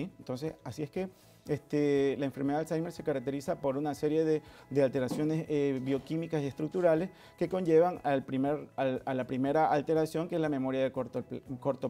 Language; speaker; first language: Spanish; native; Spanish